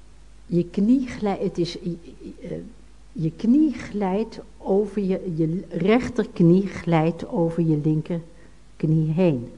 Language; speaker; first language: Dutch; native; Dutch